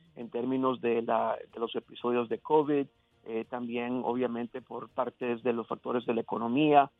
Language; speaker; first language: Spanish; early bilingual, heritage; Spanish